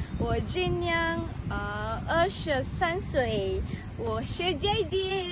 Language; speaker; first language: Chinese; non-native, learner; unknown